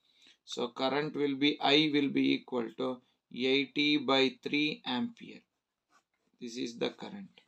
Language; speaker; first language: English; non-native, local second language; Kannada